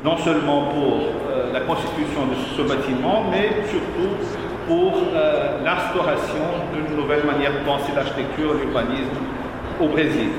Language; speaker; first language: French; non-native, fluent; Portuguese